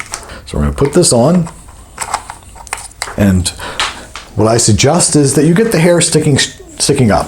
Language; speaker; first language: English; native; English